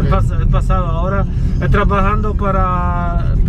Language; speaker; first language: Spanish; non-native, learner; Polish